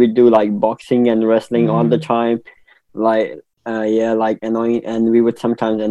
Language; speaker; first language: English; non-native, local second language; Pashto